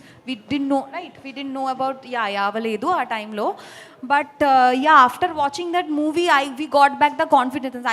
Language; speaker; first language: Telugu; non-native, learner; Bangla